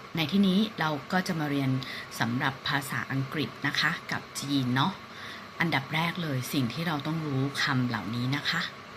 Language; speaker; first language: Thai; native; Thai